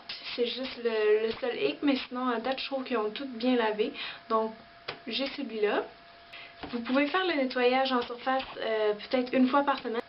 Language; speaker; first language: French; native; French